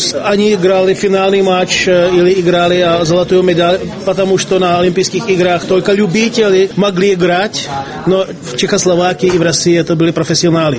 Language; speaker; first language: Russian; non-native, fluent; Czech